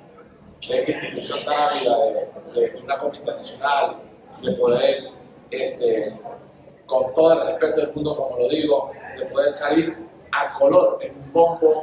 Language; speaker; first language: Spanish; native; Spanish